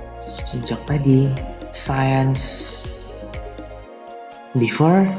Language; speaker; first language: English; non-native, learner; Indonesian